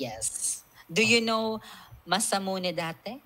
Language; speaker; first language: English; non-native, local second language; Filipino